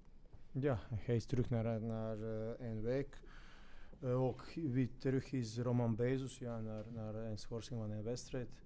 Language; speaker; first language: Dutch; non-native, fluent; Croatian